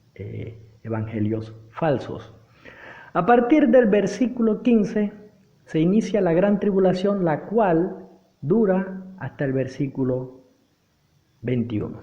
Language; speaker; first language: Spanish; native; Spanish